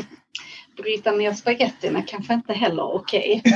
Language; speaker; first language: Swedish; non-native, fluent; Italian